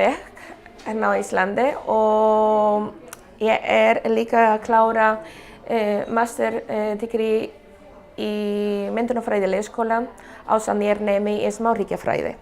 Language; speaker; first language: Icelandic; non-native, fluent; Spanish